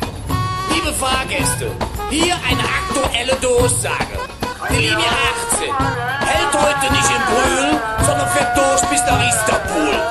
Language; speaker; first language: German; native; German